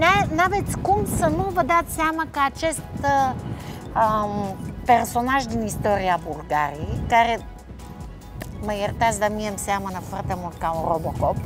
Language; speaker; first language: Romanian; non-native, fluent; Bulgarian